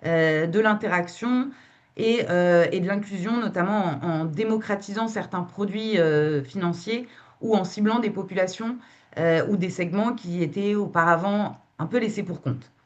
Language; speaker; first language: French; native; French